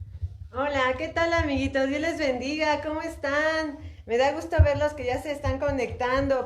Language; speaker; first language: Spanish; native; Spanish